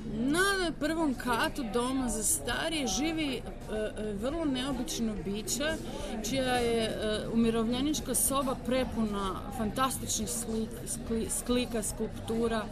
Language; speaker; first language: Croatian; native; Croatian